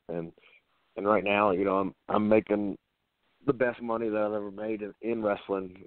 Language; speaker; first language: English; native; English